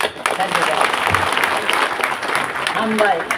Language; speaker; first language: Hindi; non-native, local second language; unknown